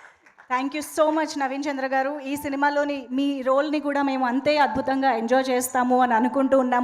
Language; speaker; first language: Telugu; native; Telugu